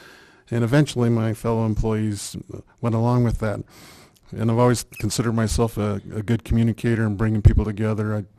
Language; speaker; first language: English; native; English